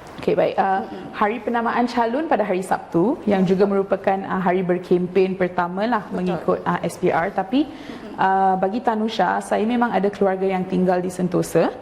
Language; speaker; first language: Malay; non-native, local second language; Tamil